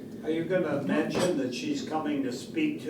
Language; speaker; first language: English; native; English